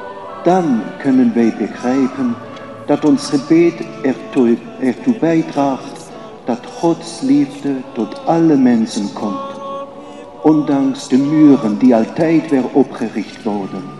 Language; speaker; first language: Dutch; non-native, fluent; German